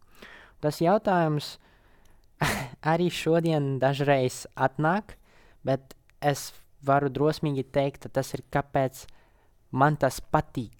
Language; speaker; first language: Latvian; non-native, local second language; Russian